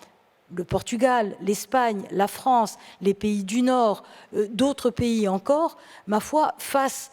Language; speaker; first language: French; native; French